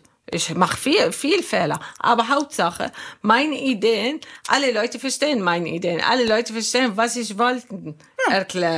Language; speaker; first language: German; non-native, learner; Arabic